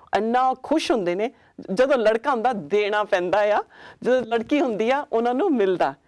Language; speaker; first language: Punjabi; early bilingual, heritage; Punjabi